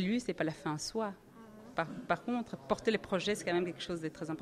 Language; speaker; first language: French; early bilingual, other home language; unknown